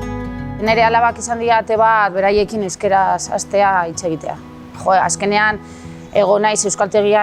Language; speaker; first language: Basque; non-native, local second language; Spanish